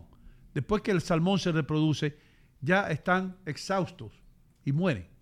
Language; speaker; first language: Spanish; native; Spanish